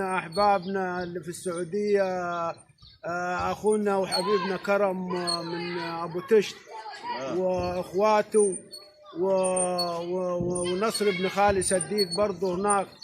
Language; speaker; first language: Arabic; native; Arabic